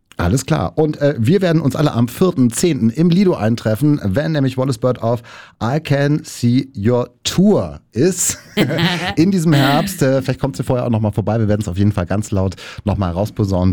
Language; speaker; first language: German; native; German